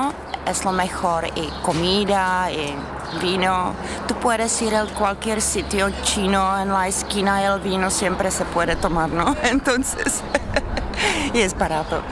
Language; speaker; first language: Spanish; non-native, learner; Czech